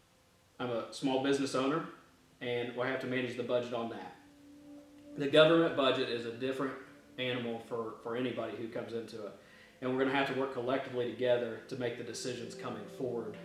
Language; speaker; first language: English; native; English